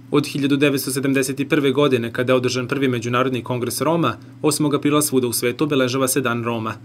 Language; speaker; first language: Serbian; native; Serbian